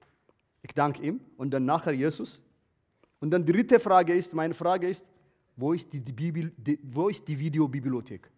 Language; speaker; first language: German; non-native, learner; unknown